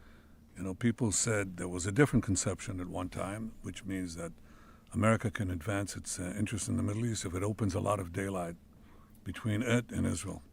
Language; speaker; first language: English; non-native, fluent; Hebrew